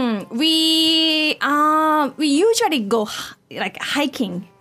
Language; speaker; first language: English; non-native, fluent; Japanese